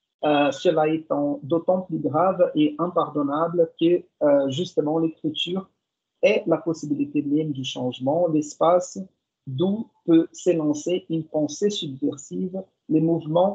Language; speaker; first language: French; non-native, fluent; Portuguese